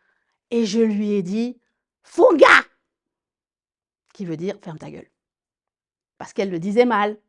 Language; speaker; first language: French; early bilingual, other home language; Rundi